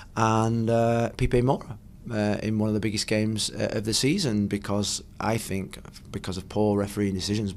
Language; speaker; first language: English; native; English